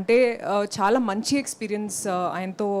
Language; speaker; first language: Telugu; non-native, local second language; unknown